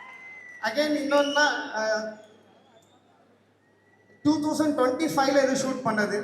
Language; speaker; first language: Tamil; non-native, local second language; Kannada